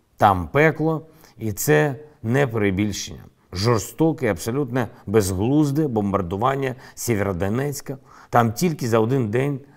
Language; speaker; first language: Ukrainian; non-native, local second language; Russian